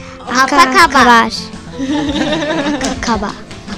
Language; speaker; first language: Indonesian; non-native, learner; Turkish